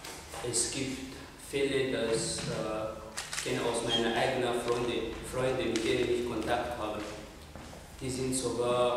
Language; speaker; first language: German; non-native, fluent; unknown